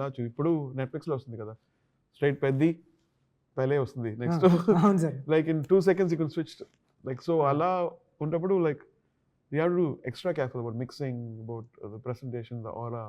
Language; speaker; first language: Telugu; non-native, learner; Tamil